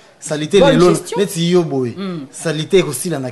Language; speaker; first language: French; non-native, local second language; Lingala